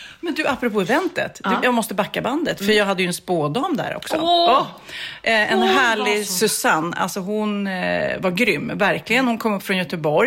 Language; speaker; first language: Swedish; native; Swedish